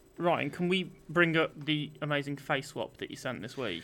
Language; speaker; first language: English; native; English